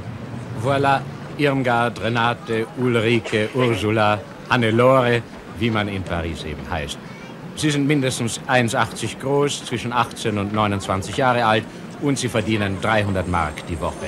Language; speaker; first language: German; native; German